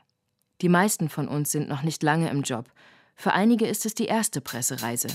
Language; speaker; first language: German; native; German